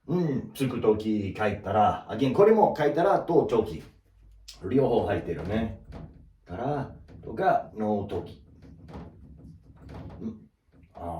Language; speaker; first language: Japanese; non-native, learner; English